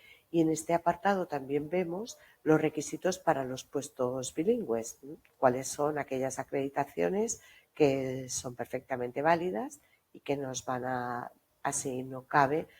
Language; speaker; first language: Spanish; native; Spanish